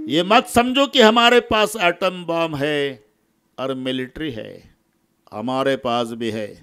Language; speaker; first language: Hindi; non-native, local second language; Marathi